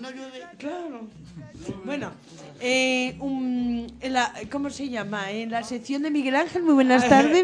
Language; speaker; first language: Spanish; native; Spanish